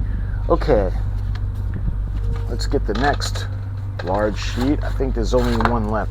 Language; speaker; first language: English; native; English